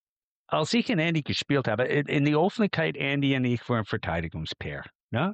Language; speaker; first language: German; non-native, fluent; English